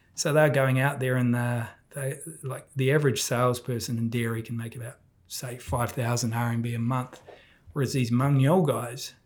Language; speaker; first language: English; native; English